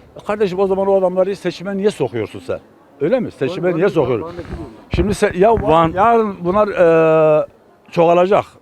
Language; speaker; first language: Turkish; native; Turkish